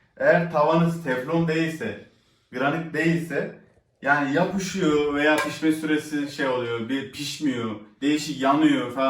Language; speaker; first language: Turkish; native; Turkish